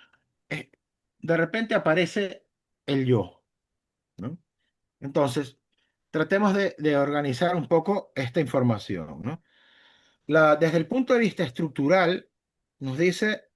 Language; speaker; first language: Spanish; native; Spanish